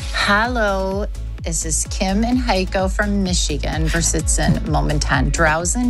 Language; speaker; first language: German; non-native, learner; English